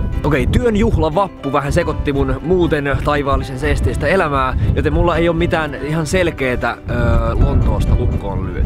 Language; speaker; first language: Finnish; native; Finnish